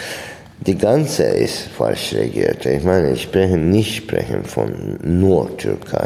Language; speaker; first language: German; non-native, fluent; Turkish